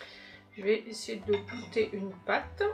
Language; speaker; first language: French; native; French